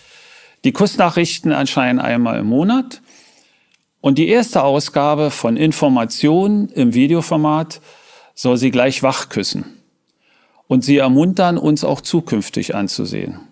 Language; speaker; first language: German; native; German